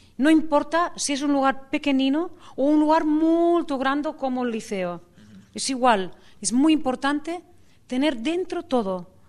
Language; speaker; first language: Spanish; non-native, local second language; Catalan